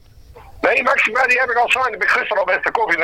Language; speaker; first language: Dutch; native; Dutch